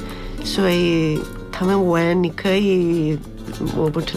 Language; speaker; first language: Chinese; non-native, learner; Spanish